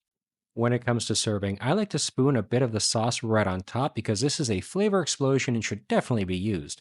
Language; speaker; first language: English; native; English